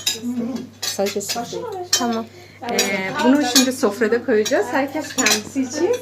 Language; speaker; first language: Turkish; non-native, learner; Persian